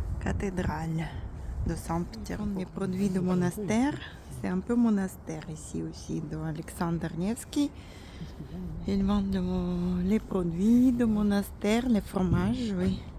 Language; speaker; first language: French; non-native, fluent; Russian